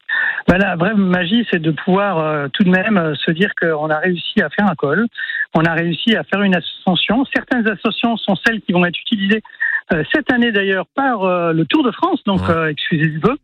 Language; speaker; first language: French; native; French